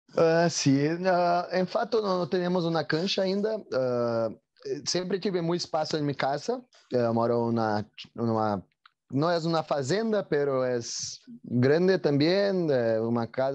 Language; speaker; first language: Spanish; non-native, learner; Portuguese